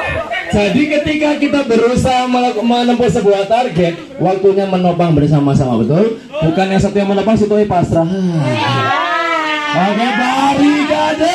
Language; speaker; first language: Indonesian; non-native, local second language; Javanese